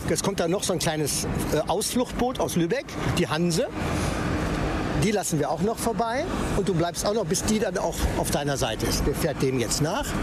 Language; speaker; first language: German; native; German